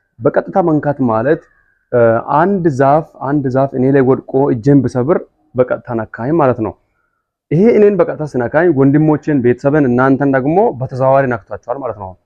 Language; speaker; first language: Amharic; non-native, local second language; Hadiyya